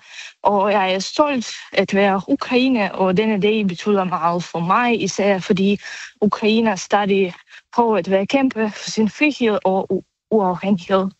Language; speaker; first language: Danish; non-native, learner; Ukrainian